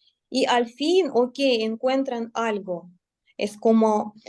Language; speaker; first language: Spanish; non-native, learner; Russian